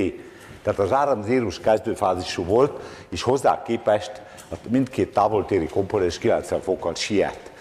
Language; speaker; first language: Hungarian; native; Hungarian